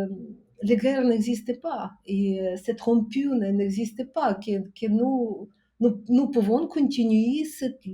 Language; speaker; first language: French; non-native, fluent; Ukrainian